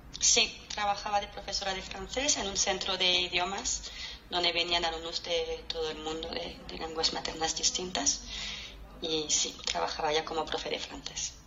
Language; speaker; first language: Spanish; non-native, fluent; French